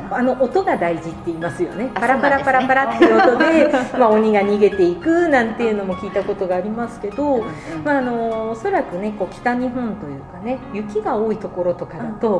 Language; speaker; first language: Japanese; native; Japanese